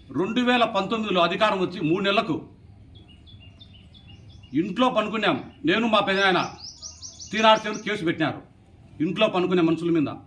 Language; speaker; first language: Telugu; native; Telugu